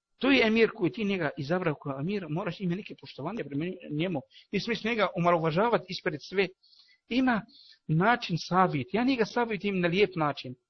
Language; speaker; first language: Bosnian; non-native, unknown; Arabic